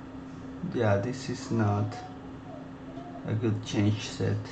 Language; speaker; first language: English; non-native, fluent; Spanish